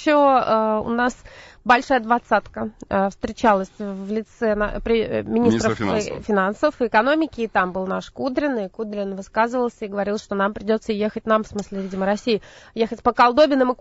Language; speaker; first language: Russian; native; Russian